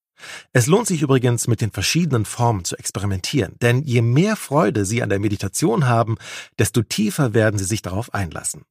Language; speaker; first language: German; native; German